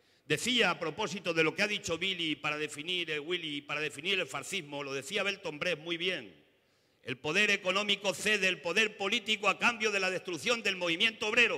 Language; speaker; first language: Spanish; native; Spanish